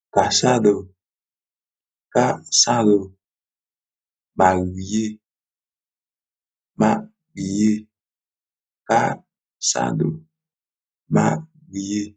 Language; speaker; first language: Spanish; non-native, learner; Haitian Creole